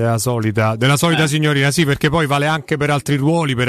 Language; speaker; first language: Italian; native; Italian